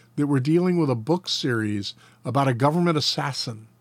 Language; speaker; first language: English; native; English